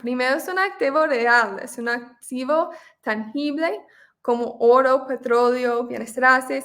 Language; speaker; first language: Spanish; non-native, fluent; English